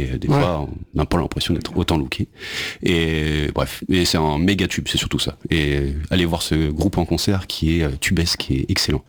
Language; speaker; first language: French; native; French